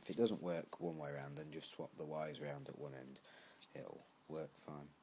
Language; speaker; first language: English; native; English